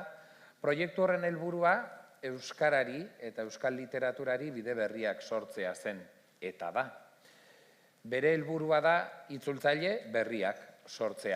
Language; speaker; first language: Basque; native; Basque